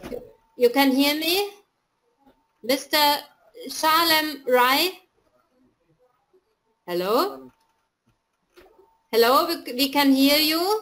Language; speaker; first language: English; non-native, fluent; German